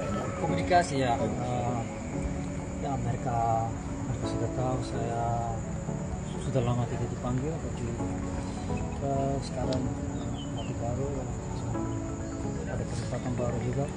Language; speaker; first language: Indonesian; non-native, fluent; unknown